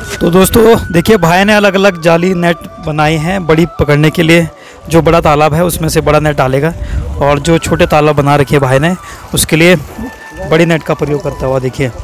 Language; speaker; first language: Hindi; native; Hindi